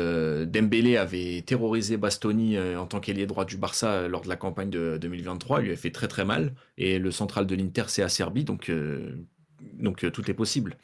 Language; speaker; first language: French; native; French